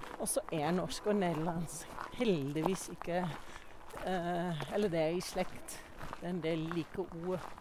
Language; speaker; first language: Norwegian; non-native, fluent; Dutch